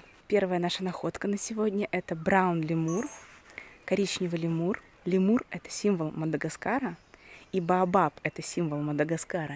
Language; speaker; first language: Russian; native; Russian